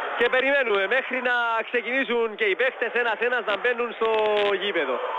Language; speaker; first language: Greek; native; Greek